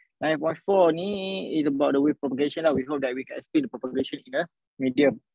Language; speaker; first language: English; non-native, local second language; Malay